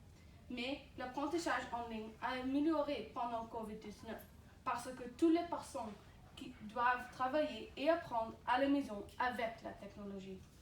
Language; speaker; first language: French; non-native, learner; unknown